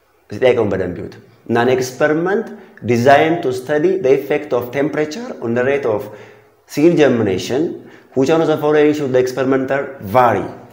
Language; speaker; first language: English; non-native, local second language; Amharic